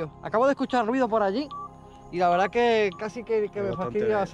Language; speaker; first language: Spanish; native; Spanish